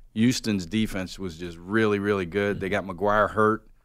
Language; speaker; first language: English; native; English